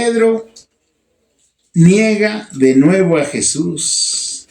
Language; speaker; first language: Spanish; native; Spanish